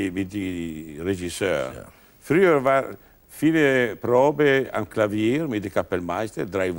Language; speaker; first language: German; non-native, learner; Italian